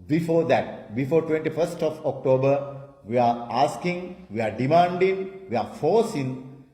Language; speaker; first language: English; non-native, local second language; Sinhala